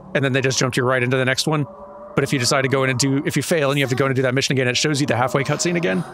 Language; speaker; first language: English; native; English